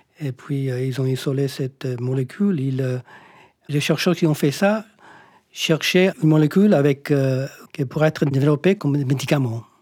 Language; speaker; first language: French; non-native, fluent; English